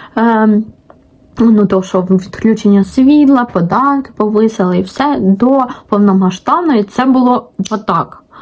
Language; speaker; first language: Ukrainian; non-native, local second language; Russian